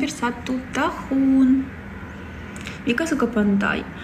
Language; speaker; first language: Indonesian; non-native, learner; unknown